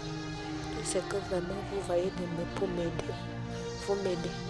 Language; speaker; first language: French; non-native, local second language; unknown